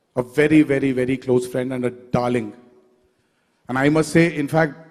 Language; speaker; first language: English; non-native, local second language; Telugu